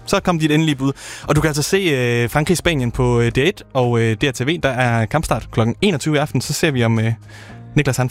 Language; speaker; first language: Danish; native; Danish